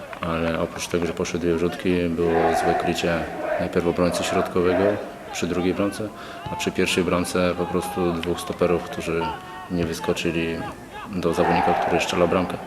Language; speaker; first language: Polish; native; Polish